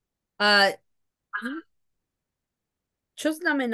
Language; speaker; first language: Slovak; non-native, learner; English